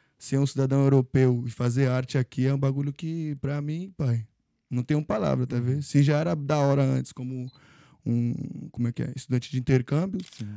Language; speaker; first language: Portuguese; native; Portuguese